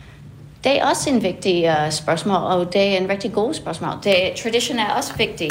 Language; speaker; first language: Danish; non-native, fluent; English